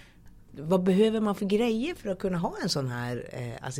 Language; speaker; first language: Swedish; native; Swedish